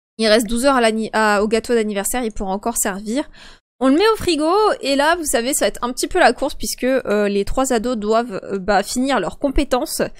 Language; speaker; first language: French; early bilingual, other home language; Polish